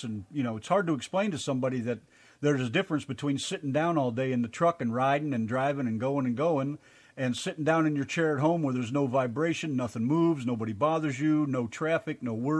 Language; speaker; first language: English; native; English